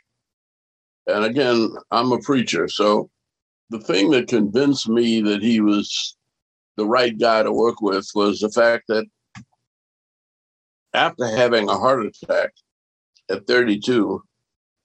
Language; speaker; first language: English; native; English